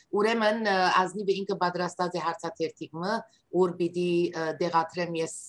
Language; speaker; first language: Armenian; native; Armenian